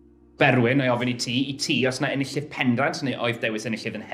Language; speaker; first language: Welsh; native; Welsh